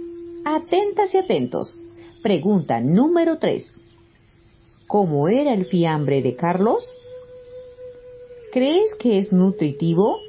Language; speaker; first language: Spanish; native; Spanish